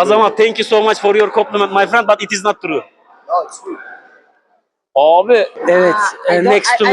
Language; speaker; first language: English; non-native, learner; Turkish